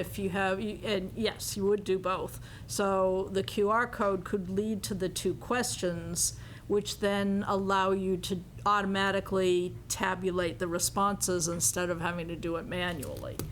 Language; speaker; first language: English; native; English